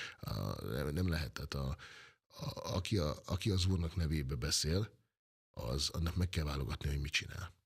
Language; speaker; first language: Hungarian; native; Hungarian